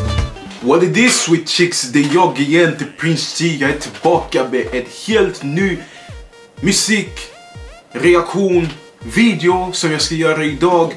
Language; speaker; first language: Swedish; early bilingual, other home language; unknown